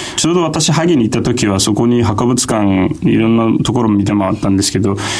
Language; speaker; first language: Japanese; non-native, fluent; Turkish